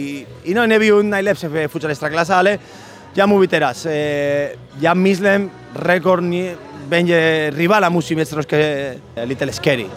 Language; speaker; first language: Polish; non-native, learner; Spanish